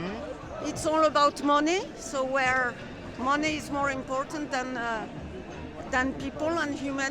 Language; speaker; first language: English; non-native, fluent; French